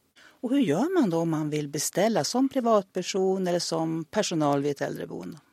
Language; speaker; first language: Swedish; native; Swedish